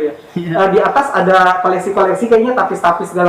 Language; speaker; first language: Indonesian; native; Indonesian